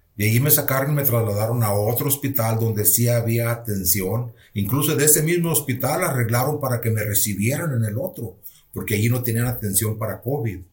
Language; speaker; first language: Spanish; native; Spanish